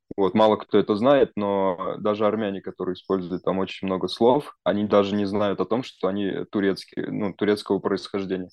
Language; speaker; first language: Russian; early bilingual, other home language; Armenian